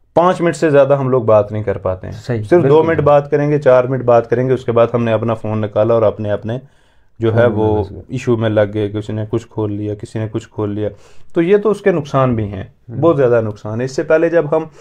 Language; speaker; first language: Hindi; native; Hindi